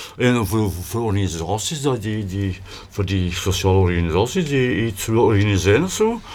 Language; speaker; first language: Dutch; native; Dutch